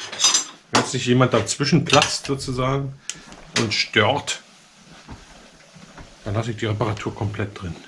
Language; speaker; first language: German; native; German